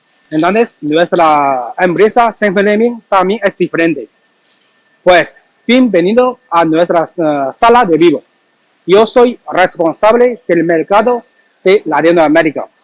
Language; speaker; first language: Spanish; non-native, learner; Chinese